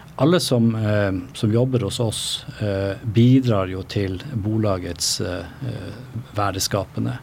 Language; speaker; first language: Swedish; non-native, fluent; Norwegian